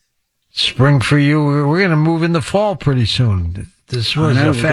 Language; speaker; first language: English; native; English